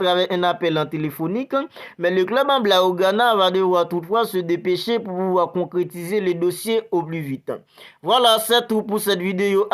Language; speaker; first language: French; native; French